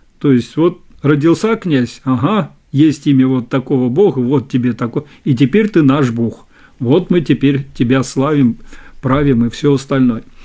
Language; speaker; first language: Russian; native; Russian